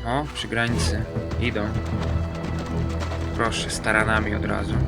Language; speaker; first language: Polish; native; Polish